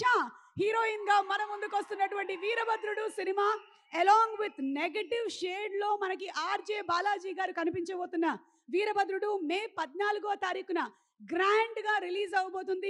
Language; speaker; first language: Telugu; native; Telugu